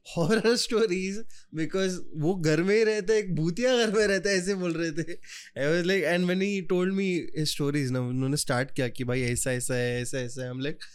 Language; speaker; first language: Hindi; non-native, local second language; Marathi